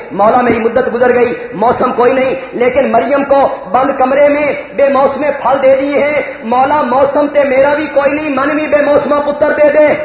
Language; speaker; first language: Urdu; non-native, local second language; Punjabi